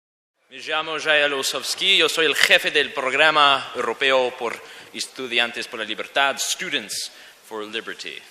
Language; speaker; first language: Spanish; non-native, learner; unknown